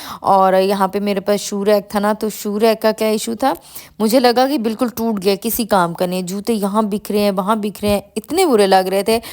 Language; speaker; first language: Urdu; non-native, local second language; Punjabi